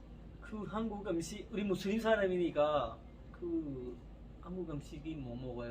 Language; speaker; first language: Korean; non-native, learner; Urdu